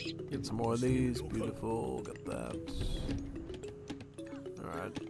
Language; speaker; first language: English; native; English